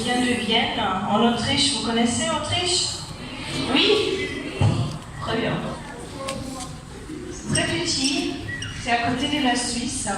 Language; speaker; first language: French; non-native, fluent; German